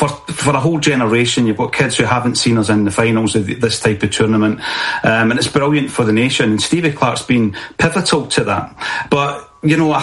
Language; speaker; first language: English; native; English